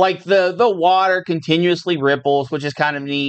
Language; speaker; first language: English; native; English